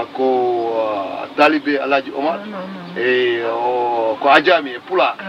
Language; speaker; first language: French; non-native, local second language; Wolof